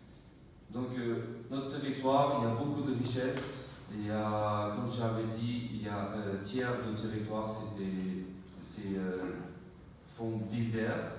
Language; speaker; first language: French; non-native, fluent; Uyghur